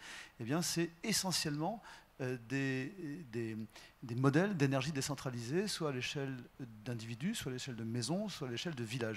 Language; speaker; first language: French; native; French